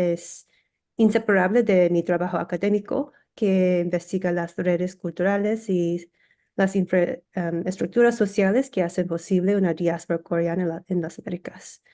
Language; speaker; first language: Spanish; early bilingual, heritage; English